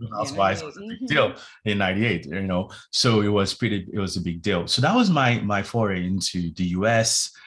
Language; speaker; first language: English; non-native, local second language; Yoruba